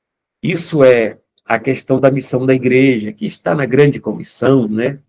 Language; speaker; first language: Portuguese; native; Portuguese